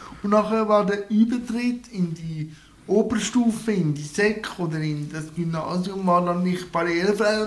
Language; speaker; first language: German; native; German